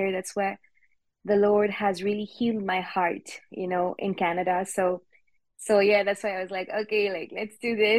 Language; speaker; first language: English; non-native, fluent; French